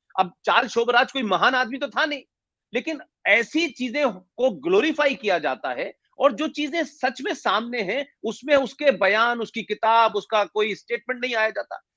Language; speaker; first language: Hindi; native; Hindi